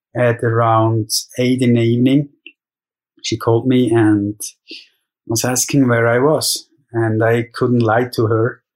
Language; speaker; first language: English; non-native, fluent; German